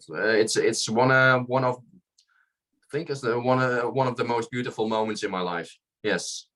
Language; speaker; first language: English; non-native, fluent; Dutch